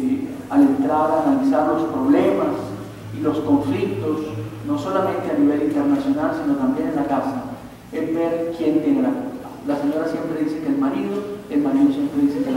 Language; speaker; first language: Spanish; native; Spanish